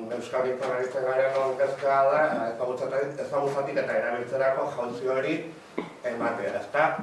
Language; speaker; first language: Basque; native; Basque